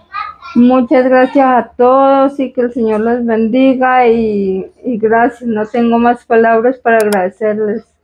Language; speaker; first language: Spanish; native; Spanish